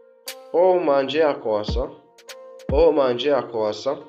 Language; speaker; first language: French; non-native, learner; Kinyarwanda